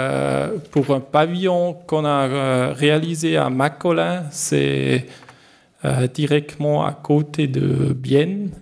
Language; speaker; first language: French; non-native, learner; German